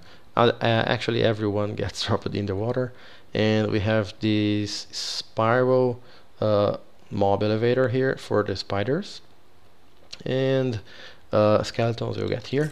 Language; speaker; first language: English; non-native, fluent; Portuguese